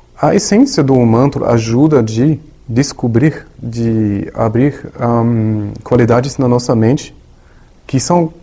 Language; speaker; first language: Portuguese; non-native, learner; German